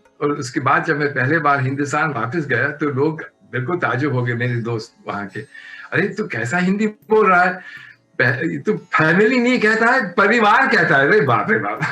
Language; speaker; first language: Hindi; native; Hindi